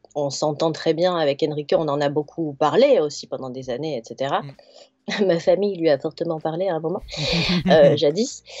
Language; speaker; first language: French; native; French